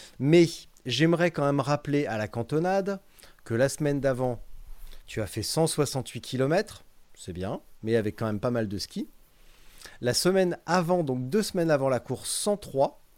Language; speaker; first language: French; native; French